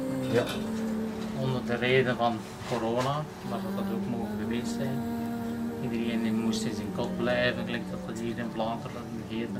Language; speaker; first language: Dutch; native; Dutch